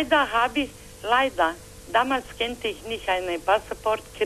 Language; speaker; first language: German; non-native, learner; Croatian